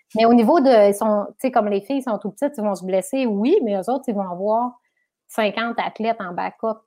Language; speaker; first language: French; native; French